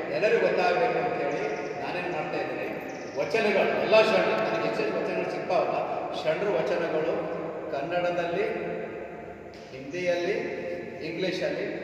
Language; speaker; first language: Kannada; native; Kannada